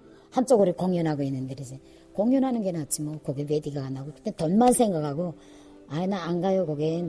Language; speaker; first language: Korean; native; Korean